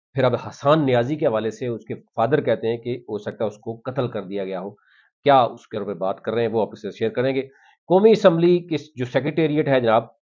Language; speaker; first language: Urdu; non-native, local second language; Punjabi